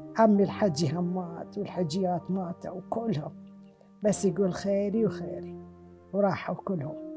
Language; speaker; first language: Arabic; non-native, local second language; Southern Kurdish